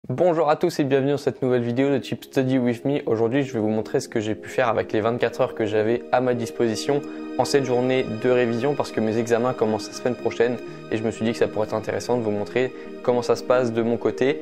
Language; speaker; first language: French; native; French